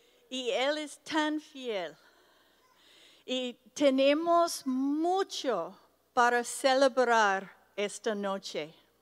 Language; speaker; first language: Spanish; non-native, learner; English